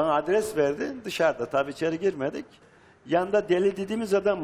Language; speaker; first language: Turkish; native; Turkish